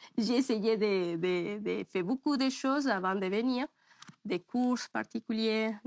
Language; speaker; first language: French; non-native, learner; Spanish